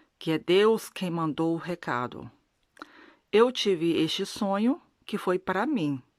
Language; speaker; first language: Portuguese; non-native, learner; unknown